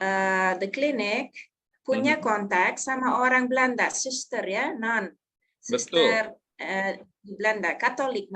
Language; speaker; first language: Indonesian; non-native, learner; Dutch